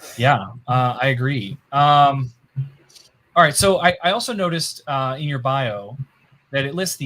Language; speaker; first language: English; native; English